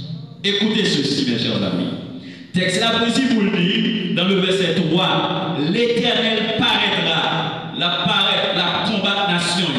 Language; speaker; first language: French; non-native, local second language; Haitian Creole